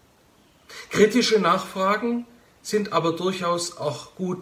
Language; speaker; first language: German; native; German